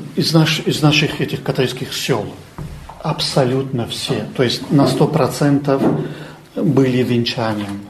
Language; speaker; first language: Russian; non-native, local second language; Armenian